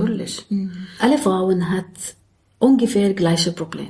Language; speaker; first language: German; non-native, learner; Arabic